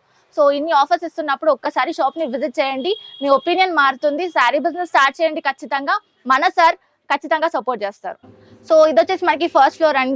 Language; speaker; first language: Telugu; native; Telugu